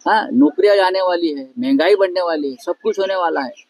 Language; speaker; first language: Hindi; non-native, local second language; Marathi